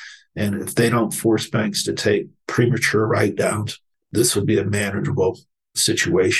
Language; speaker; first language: English; native; English